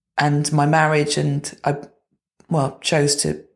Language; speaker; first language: English; native; English